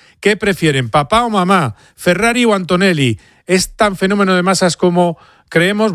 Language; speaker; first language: Spanish; native; Spanish